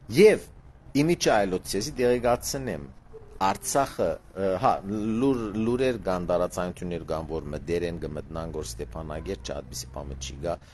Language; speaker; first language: Armenian; early bilingual, heritage; Armenian